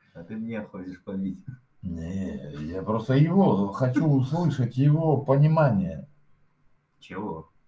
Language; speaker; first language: Russian; native; Russian